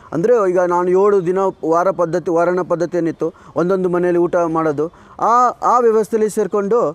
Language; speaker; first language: Kannada; non-native, fluent; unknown